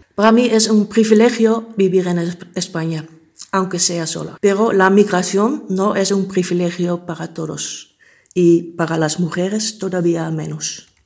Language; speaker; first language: Spanish; non-native, fluent; Dutch